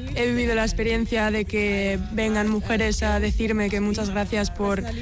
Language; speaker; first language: Spanish; non-native, fluent; English